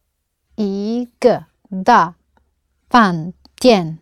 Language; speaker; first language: Chinese; non-native, learner; English